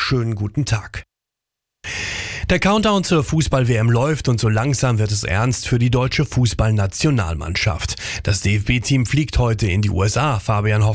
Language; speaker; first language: German; native; German